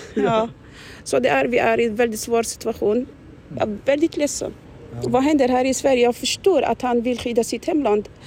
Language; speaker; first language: Swedish; non-native, learner; Arabic